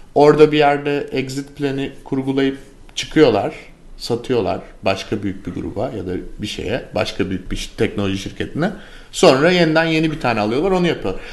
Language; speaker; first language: Turkish; native; Turkish